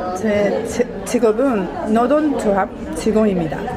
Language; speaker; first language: Korean; non-native, fluent; Japanese